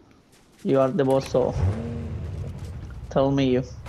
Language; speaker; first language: English; non-native, learner; Spanish